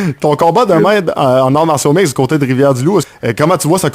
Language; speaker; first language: French; native; French